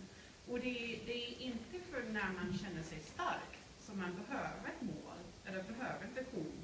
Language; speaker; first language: Swedish; non-native, fluent; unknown